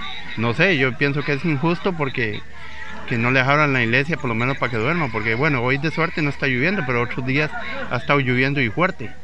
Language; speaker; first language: Spanish; native; Spanish